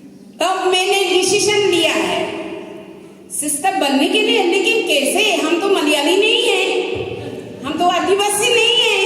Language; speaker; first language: Hindi; non-native, local second language; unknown